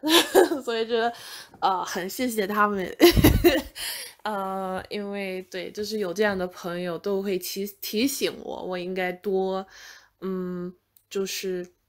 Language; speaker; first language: Chinese; non-native, fluent; English